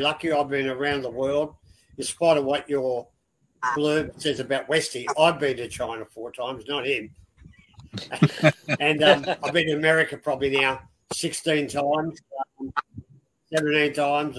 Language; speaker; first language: English; native; English